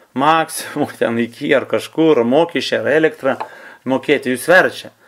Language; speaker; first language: Lithuanian; non-native, local second language; Russian